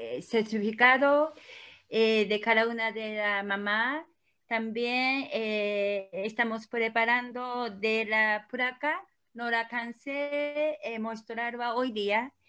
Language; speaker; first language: Spanish; non-native, learner; Korean